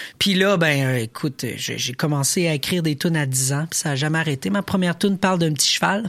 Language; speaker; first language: French; native; French